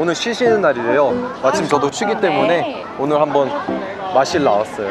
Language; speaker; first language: Korean; native; Korean